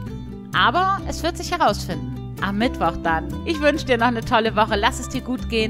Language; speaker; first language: German; native; German